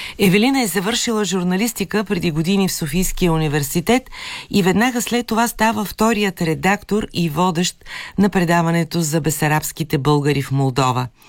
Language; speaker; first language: Bulgarian; native; Bulgarian